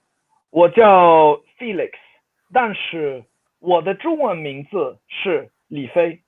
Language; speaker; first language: Chinese; non-native, fluent; Swedish